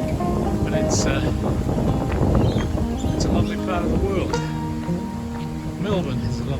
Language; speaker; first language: English; native; English